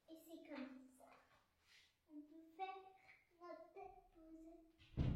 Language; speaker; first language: French; early bilingual, other home language; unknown